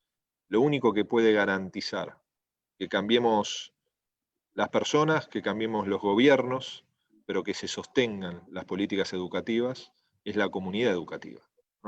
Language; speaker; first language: Spanish; native; Spanish